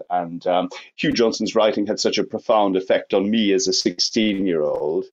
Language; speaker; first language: English; native; English